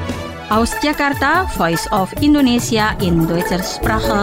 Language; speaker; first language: German; non-native, fluent; Indonesian